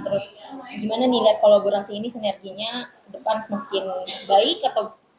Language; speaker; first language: Indonesian; native; Indonesian